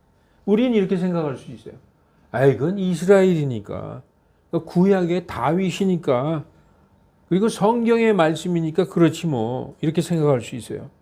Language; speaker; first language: Korean; native; Korean